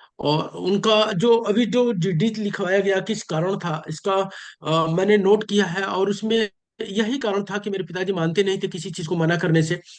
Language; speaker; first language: Hindi; native; Hindi